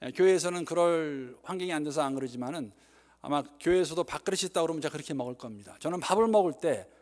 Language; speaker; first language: Korean; native; Korean